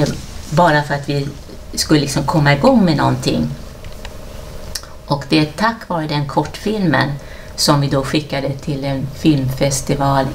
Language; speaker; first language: Swedish; native; Swedish